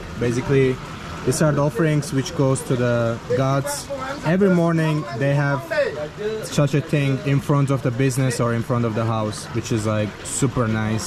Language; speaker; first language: English; non-native, fluent; Azerbaijani